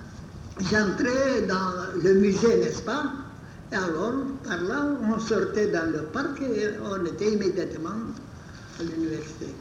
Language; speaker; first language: French; non-native, fluent; Bulgarian